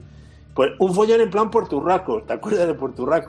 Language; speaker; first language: Spanish; native; Spanish